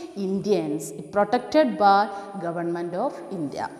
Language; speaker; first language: English; non-native, local second language; Malayalam